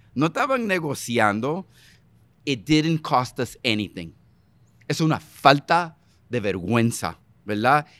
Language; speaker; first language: Spanish; early bilingual, heritage; Spanish